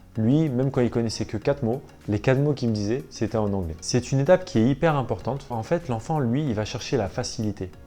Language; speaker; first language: French; native; French